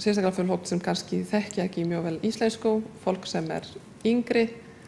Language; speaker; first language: Icelandic; non-native, fluent; Polish